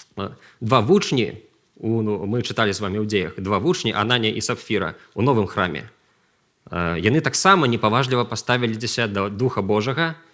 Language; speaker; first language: Belarusian; non-native, local second language; Russian